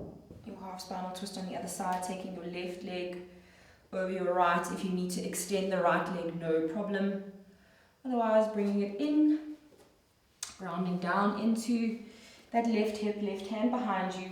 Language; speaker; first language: English; native; English